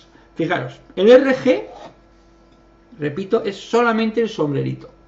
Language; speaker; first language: Spanish; native; Spanish